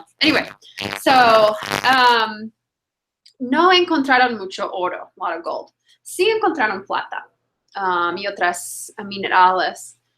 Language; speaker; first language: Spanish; non-native, fluent; English